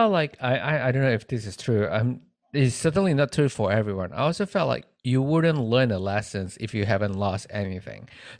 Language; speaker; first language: English; non-native, local second language; Chinese